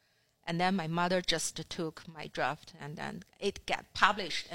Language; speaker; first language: English; non-native, fluent; Chinese